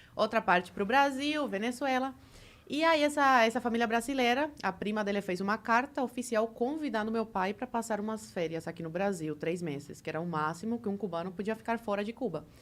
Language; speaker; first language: Portuguese; early bilingual, other home language; Spanish